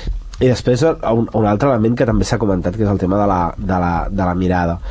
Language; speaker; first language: Catalan; native; Catalan